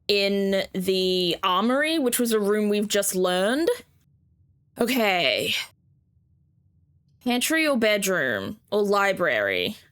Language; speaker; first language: English; native; English